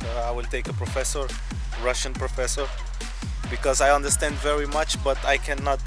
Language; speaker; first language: English; non-native, learner; Portuguese